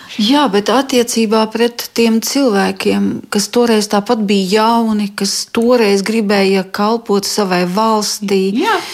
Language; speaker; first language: Latvian; native; Latvian